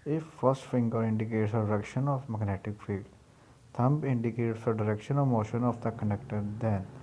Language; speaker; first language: English; non-native, local second language; Punjabi